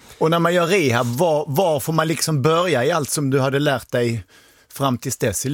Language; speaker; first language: Swedish; native; Swedish